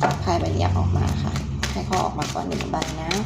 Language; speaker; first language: Thai; native; Thai